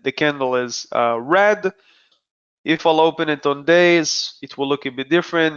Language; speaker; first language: English; non-native, fluent; Hebrew